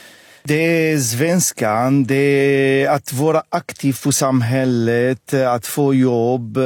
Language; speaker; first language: Swedish; non-native, fluent; Arabic